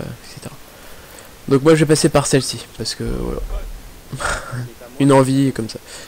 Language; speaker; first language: French; native; French